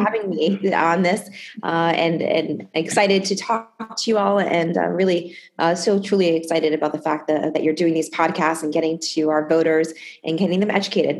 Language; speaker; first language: English; native; English